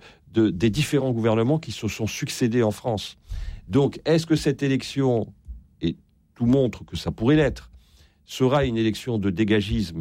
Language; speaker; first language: French; native; French